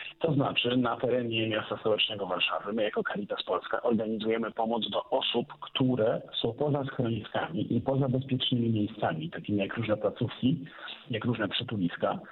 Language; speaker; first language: Polish; native; Polish